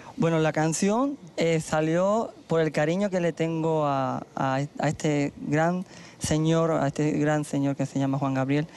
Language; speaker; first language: Spanish; native; Spanish